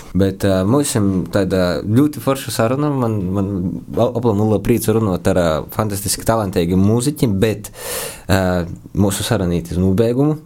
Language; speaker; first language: Latvian; native; Latvian